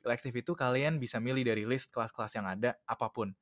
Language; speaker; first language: Indonesian; early bilingual, other home language; English